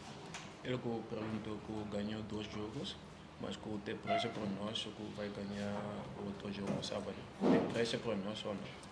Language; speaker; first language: Portuguese; non-native, learner; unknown